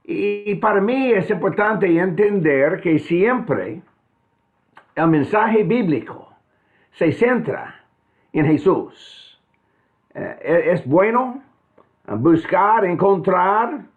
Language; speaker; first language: Spanish; non-native, fluent; English